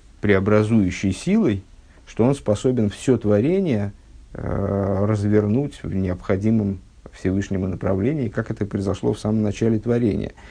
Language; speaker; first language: Russian; native; Russian